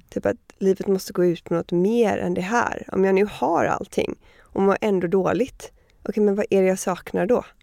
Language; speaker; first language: Swedish; early bilingual, heritage; Swedish